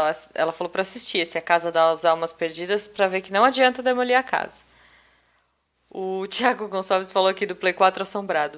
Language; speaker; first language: Portuguese; native; Portuguese